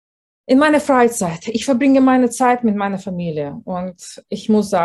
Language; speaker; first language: German; non-native, fluent; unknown